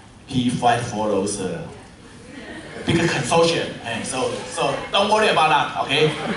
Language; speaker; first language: English; non-native, fluent; Chinese